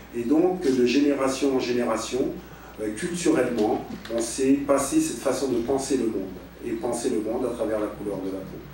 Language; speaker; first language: French; native; French